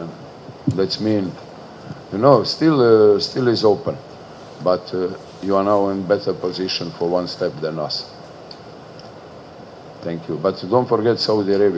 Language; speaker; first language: English; non-native, learner; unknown